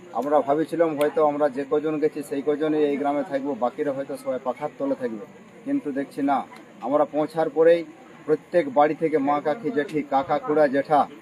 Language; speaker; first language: Bangla; native; Bangla